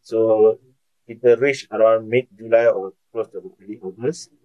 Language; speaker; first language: English; non-native, local second language; Malay